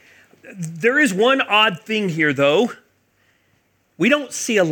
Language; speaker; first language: English; native; English